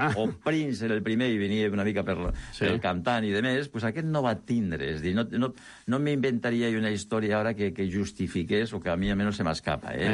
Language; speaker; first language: Catalan; non-native, local second language; Spanish